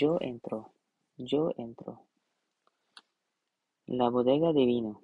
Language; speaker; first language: Spanish; non-native, learner; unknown